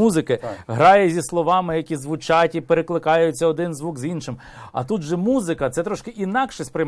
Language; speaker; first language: Ukrainian; native; Ukrainian